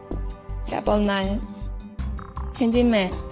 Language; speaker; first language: Hindi; non-native, fluent; Chinese